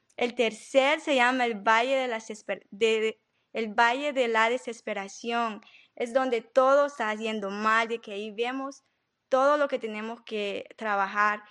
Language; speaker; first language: Spanish; native; Spanish